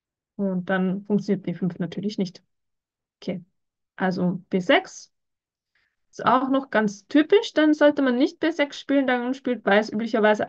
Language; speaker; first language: German; native; German